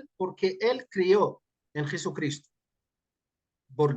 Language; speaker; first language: Spanish; non-native, fluent; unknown